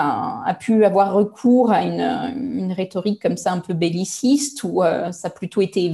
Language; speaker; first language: French; native; French